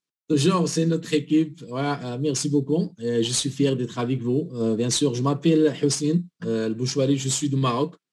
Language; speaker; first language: French; non-native, learner; Arabic